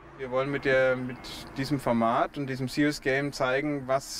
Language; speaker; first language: German; native; German